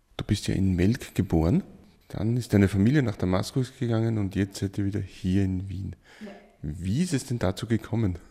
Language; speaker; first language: German; native; German